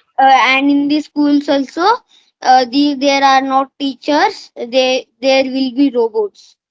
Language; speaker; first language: English; non-native, learner; Marathi